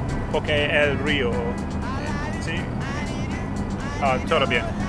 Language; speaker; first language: Spanish; non-native, learner; English